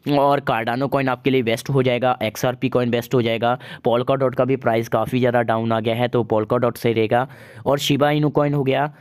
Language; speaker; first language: Hindi; native; Hindi